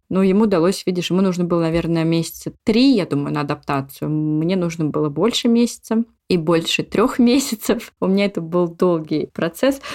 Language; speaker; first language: Russian; native; Russian